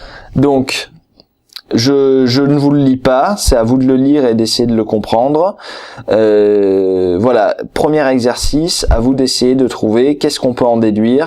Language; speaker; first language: French; native; French